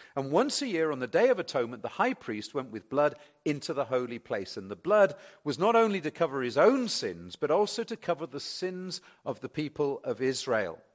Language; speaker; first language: English; native; English